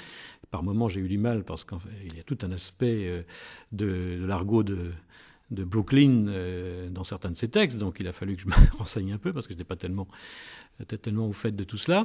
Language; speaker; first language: French; native; French